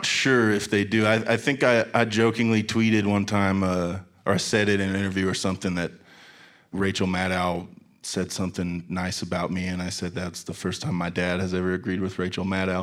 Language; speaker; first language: English; native; English